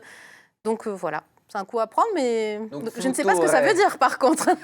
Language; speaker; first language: French; native; French